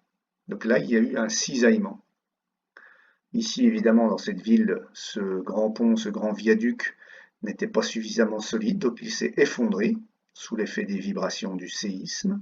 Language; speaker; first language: French; native; French